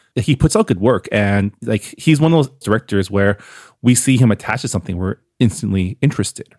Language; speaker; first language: English; native; English